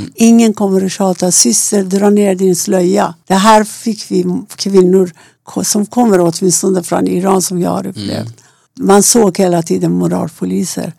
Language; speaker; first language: Swedish; non-native, fluent; Persian